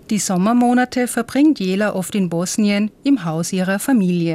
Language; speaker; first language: German; native; German